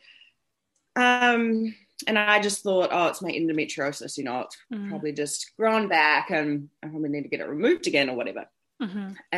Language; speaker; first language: English; native; English